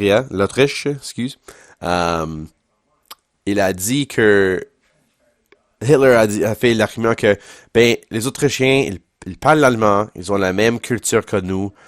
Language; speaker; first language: French; non-native, local second language; English